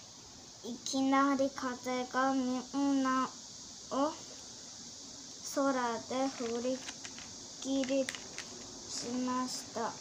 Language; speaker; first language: Japanese; early bilingual, heritage; Korean